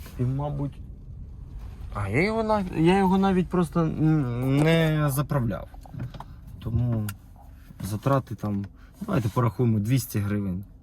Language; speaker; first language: Ukrainian; non-native, local second language; Russian